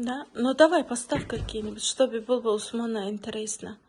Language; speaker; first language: Russian; non-native, local second language; Tajik